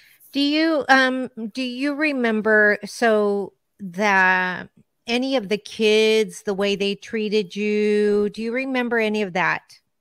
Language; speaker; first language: English; early bilingual, other home language; Spanish